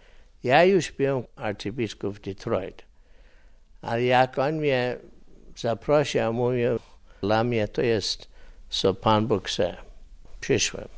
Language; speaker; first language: Polish; early bilingual, heritage; English